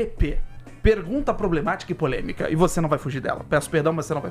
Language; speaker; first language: Portuguese; native; Portuguese